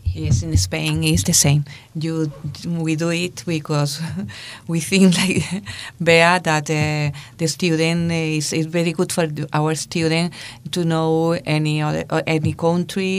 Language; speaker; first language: English; non-native, learner; Spanish